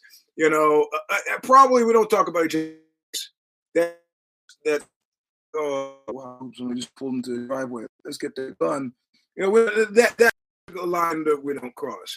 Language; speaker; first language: English; native; English